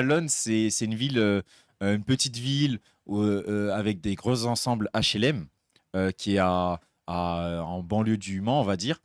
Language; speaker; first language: French; native; French